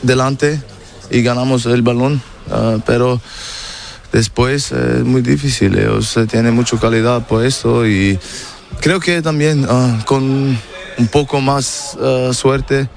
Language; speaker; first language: Spanish; non-native, learner; German